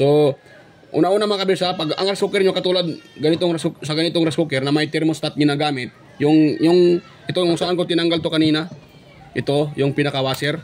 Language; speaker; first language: Filipino; native; Filipino